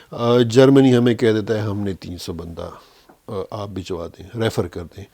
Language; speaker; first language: Urdu; native; Urdu